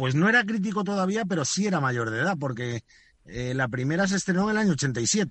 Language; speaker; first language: Spanish; native; Spanish